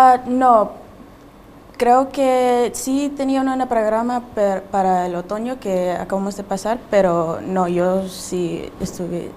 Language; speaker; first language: Spanish; early bilingual, heritage; Spanish